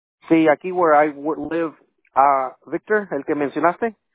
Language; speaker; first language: Spanish; native; Spanish